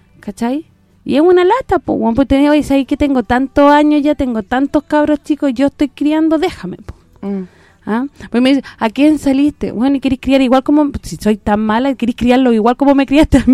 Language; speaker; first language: Spanish; native; Spanish